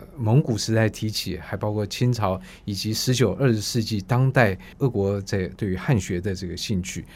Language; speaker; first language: Chinese; native; Chinese